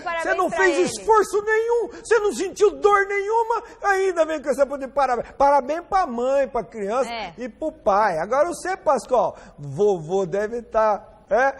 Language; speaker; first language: Portuguese; native; Portuguese